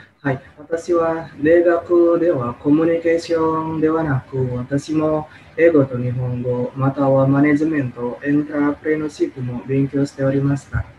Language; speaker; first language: Japanese; non-native, learner; Indonesian